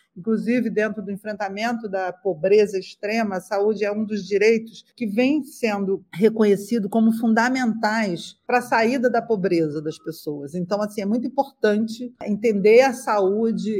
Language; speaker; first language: Portuguese; native; Portuguese